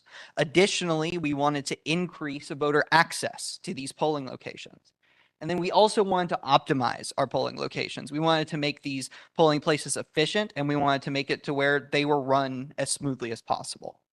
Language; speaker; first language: English; native; English